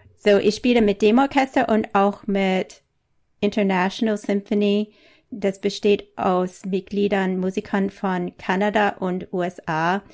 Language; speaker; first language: German; non-native, fluent; English